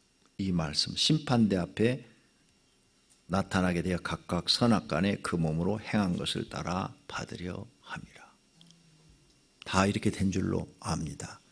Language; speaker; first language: Korean; native; Korean